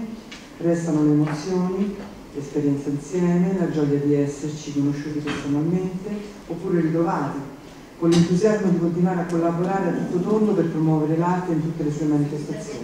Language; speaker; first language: Italian; native; Italian